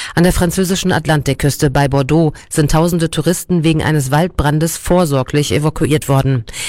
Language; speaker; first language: German; native; German